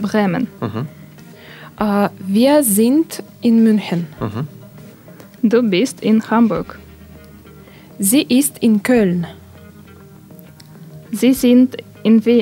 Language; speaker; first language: German; non-native, learner; Russian